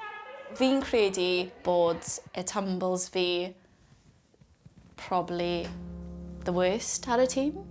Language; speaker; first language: Welsh; non-native, local second language; English